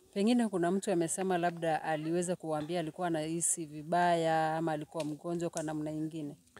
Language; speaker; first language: Swahili; non-native, local second language; Gusii